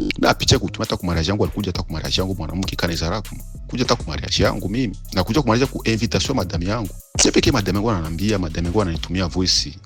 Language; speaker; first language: Swahili; non-native, local second language; Rundi